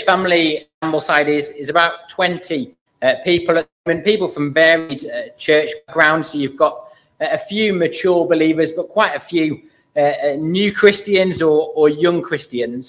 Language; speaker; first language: English; native; English